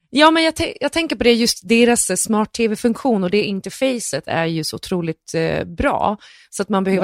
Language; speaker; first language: Swedish; native; Swedish